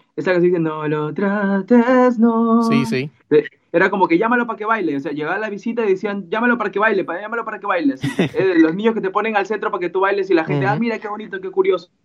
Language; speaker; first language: Spanish; native; Spanish